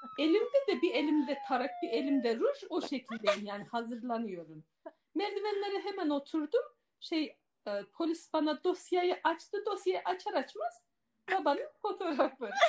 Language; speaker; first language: Turkish; native; Turkish